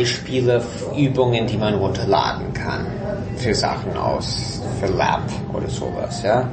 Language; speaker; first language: German; non-native, fluent; English